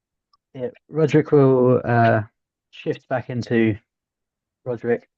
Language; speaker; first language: English; native; English